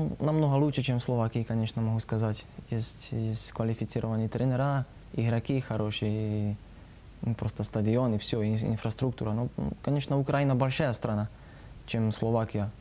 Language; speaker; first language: Russian; non-native, learner; Slovak